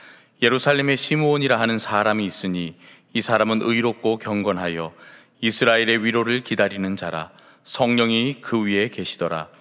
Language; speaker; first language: Korean; native; Korean